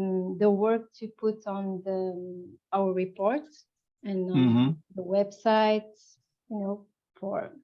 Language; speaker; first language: English; non-native, fluent; Portuguese